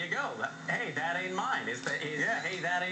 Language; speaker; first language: English; native; English